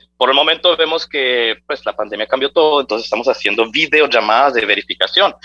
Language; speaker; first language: Spanish; early bilingual, heritage; Spanish